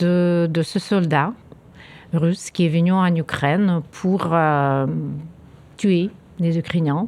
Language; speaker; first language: French; non-native, fluent; Ukrainian